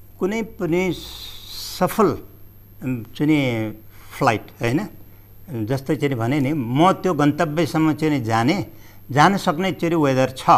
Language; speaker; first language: Nepali; native; Nepali